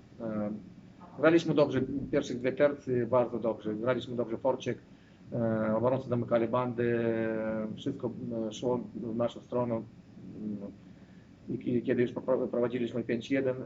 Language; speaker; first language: Polish; non-native, learner; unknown